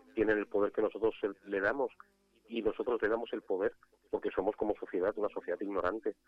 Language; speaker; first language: Spanish; native; Spanish